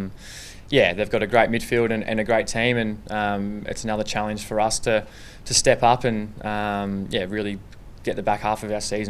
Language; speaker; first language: English; native; English